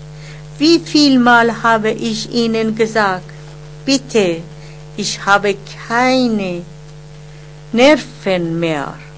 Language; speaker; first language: German; non-native, learner; Persian